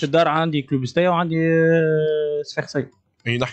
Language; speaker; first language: Arabic; native; Arabic